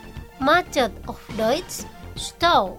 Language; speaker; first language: German; non-native, learner; Indonesian